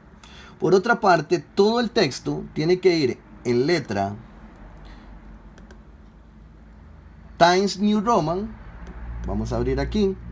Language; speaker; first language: Spanish; native; Spanish